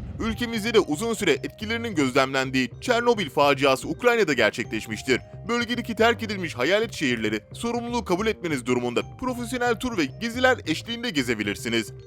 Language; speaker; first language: Turkish; native; Turkish